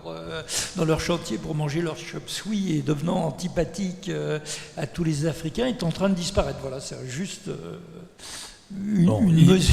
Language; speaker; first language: French; native; French